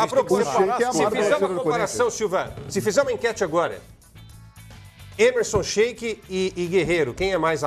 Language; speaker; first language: Portuguese; native; Portuguese